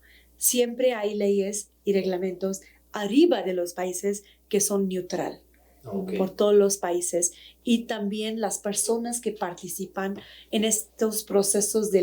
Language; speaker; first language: Spanish; non-native, fluent; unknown